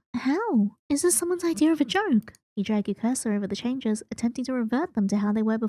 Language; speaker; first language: English; native; English